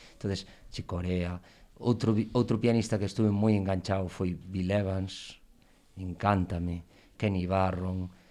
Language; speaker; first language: Galician; non-native, local second language; Spanish